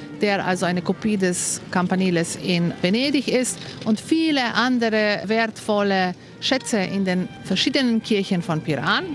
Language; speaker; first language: German; non-native, fluent; Slovenian